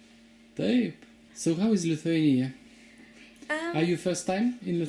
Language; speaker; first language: English; non-native, learner; Lithuanian